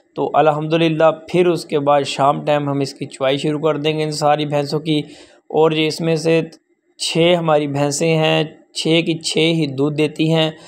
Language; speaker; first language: Urdu; non-native, local second language; Punjabi